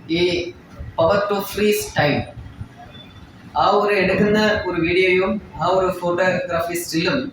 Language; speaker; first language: Malayalam; non-native, fluent; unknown